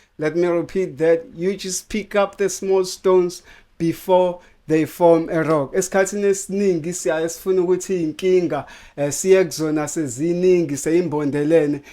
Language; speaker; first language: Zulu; native; Zulu